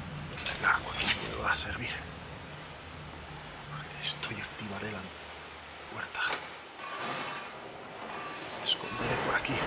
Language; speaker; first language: Spanish; native; Spanish